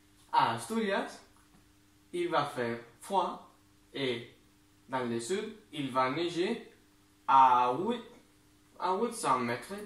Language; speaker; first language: French; non-native, learner; Spanish